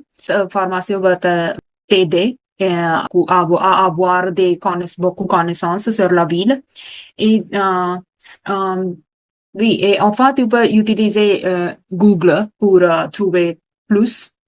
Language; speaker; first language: French; non-native, learner; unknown